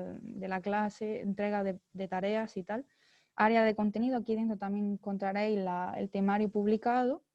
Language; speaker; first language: Spanish; native; Spanish